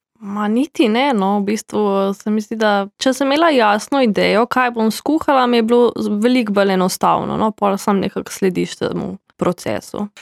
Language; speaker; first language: Slovenian; native; Slovenian